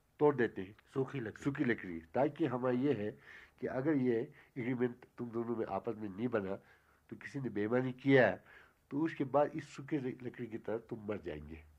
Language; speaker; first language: Urdu; non-native, local second language; Ladakhi